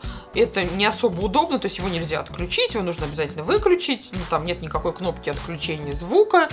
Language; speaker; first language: Russian; native; Russian